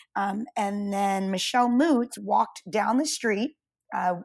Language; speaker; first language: English; native; English